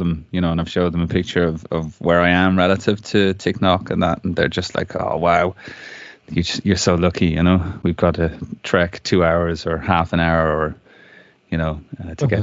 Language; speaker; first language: English; native; English